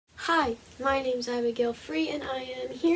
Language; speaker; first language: English; native; English